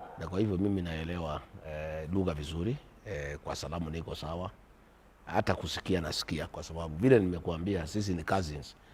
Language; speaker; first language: Swahili; non-native, local second language; Kikuyu